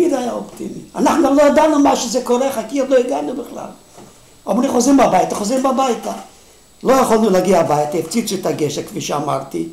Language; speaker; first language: Hebrew; non-native, fluent; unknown